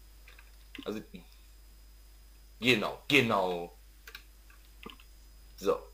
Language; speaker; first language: German; native; German